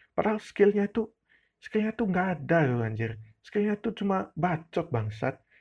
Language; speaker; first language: Indonesian; non-native, local second language; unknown